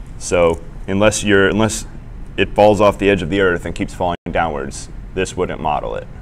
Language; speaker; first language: English; native; English